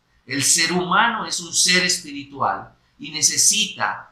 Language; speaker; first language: Spanish; native; Spanish